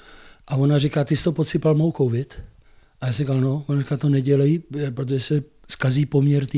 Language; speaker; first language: Czech; native; Czech